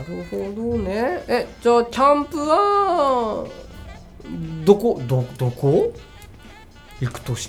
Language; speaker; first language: Japanese; native; Japanese